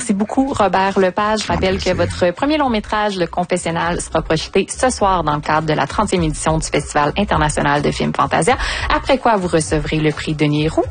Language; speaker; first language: French; native; French